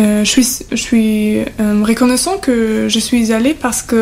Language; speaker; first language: French; non-native, learner; German